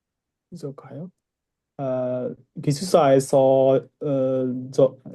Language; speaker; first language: Korean; non-native, learner; Burmese